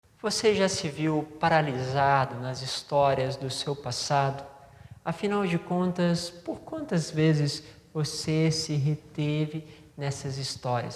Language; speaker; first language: Portuguese; native; Portuguese